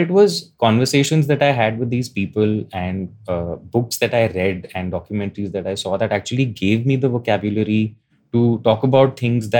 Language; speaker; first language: English; non-native, local second language; Hindi